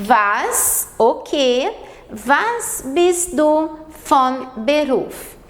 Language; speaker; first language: German; non-native, fluent; Portuguese